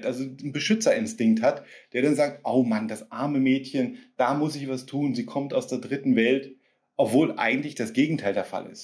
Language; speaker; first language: German; native; German